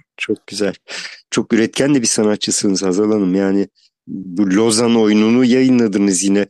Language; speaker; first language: Turkish; native; Turkish